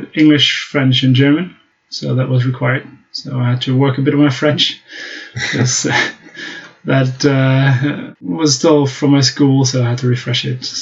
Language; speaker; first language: English; non-native, fluent; German